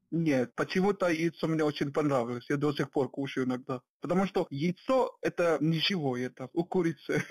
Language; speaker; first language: Russian; non-native, learner; Hindi